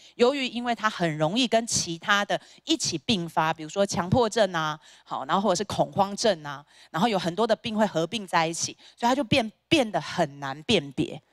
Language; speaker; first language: Chinese; native; Chinese